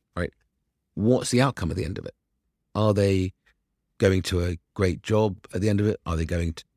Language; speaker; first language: English; early bilingual, other home language; Arabic